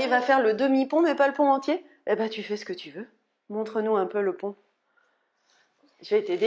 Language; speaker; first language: French; native; French